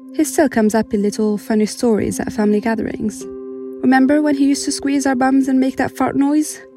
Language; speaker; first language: English; non-native, fluent; Arabic